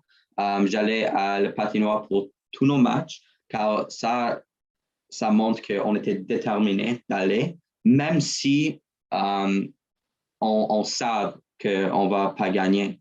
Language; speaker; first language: French; non-native, learner; English